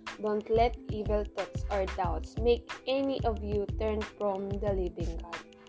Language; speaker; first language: English; non-native, local second language; Filipino